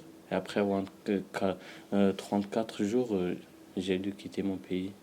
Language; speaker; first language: French; non-native, learner; Pashto